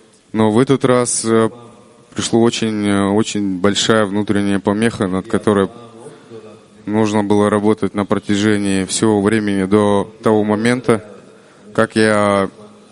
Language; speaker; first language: Russian; non-native, local second language; Kyrgyz